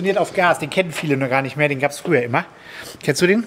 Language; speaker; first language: German; native; German